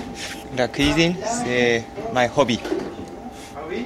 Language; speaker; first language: French; non-native, learner; Japanese